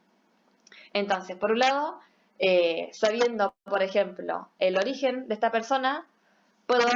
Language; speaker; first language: Spanish; native; Spanish